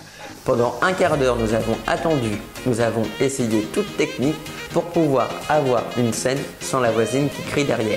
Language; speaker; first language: French; native; French